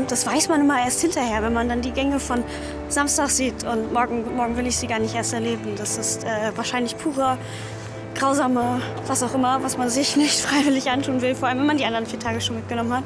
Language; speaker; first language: German; native; German